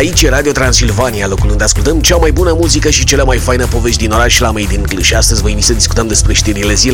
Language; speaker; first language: Romanian; native; Romanian